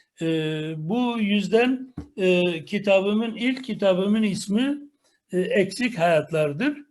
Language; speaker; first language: Turkish; non-native, local second language; Kurdish